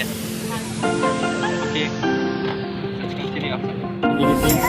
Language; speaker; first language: English; non-native, local second language; Karbi